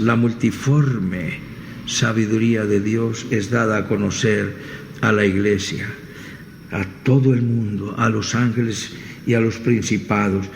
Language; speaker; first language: Spanish; native; Spanish